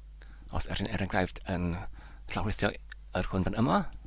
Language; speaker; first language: Welsh; non-native, learner; Polish